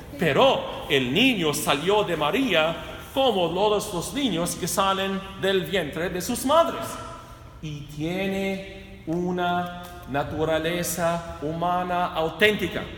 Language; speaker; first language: Spanish; non-native, fluent; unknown